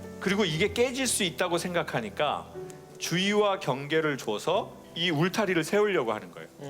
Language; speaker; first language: Korean; native; Korean